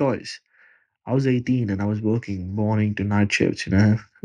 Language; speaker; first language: English; non-native, local second language; Punjabi